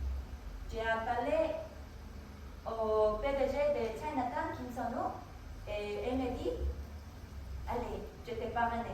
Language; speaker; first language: French; non-native, learner; Korean